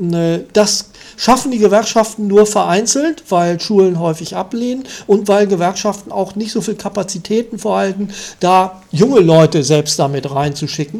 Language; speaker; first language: German; native; German